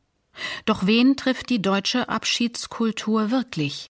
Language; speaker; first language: German; native; German